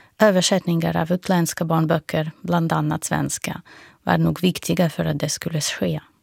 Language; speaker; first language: Swedish; non-native, fluent; Russian